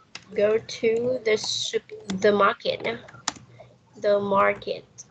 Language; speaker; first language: English; non-native, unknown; Vietnamese